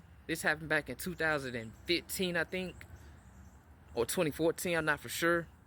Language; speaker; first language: English; native; English